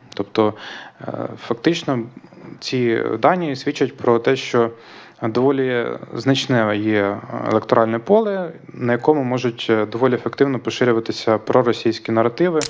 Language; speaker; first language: Ukrainian; native; Ukrainian